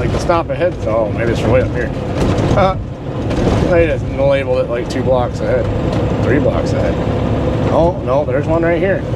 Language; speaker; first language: English; native; English